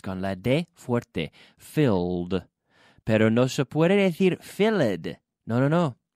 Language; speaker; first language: Spanish; non-native, fluent; English